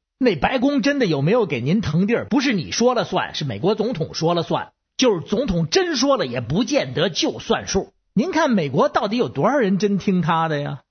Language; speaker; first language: Chinese; native; Chinese